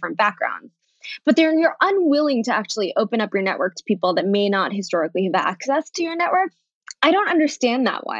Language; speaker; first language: English; early bilingual, other home language; Bangla